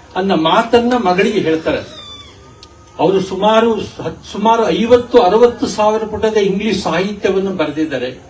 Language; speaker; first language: Kannada; native; Kannada